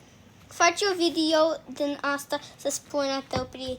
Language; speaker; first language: Romanian; early bilingual, heritage; Romanian